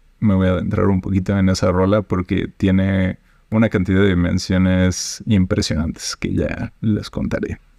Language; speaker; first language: Spanish; native; Spanish